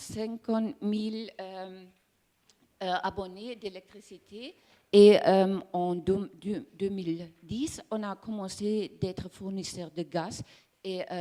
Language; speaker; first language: French; non-native, learner; German